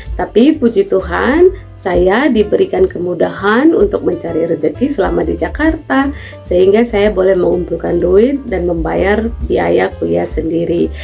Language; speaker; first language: Indonesian; native; Indonesian